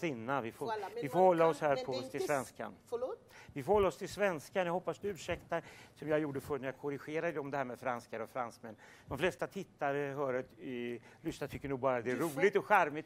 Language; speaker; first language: Swedish; native; Swedish